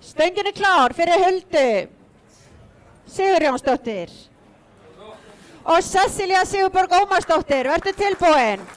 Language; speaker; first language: Icelandic; native; Icelandic